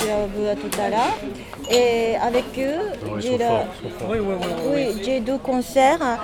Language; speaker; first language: French; non-native, learner; Japanese